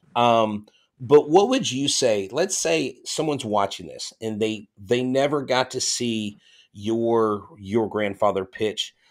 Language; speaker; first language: English; native; English